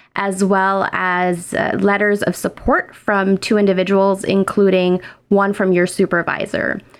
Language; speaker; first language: English; non-native, local second language; Filipino